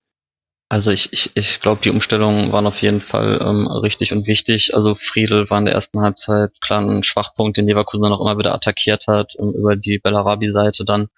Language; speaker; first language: German; native; German